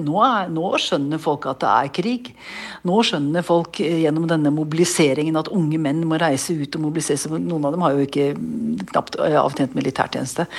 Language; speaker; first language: Norwegian; native; Norwegian